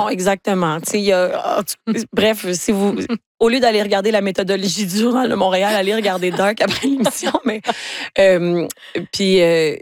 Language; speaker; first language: French; native; French